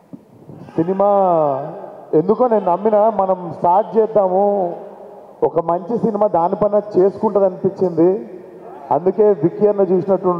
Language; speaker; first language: Telugu; native; Telugu